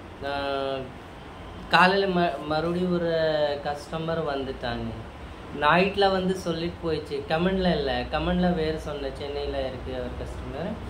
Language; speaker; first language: Tamil; non-native, fluent; Hindi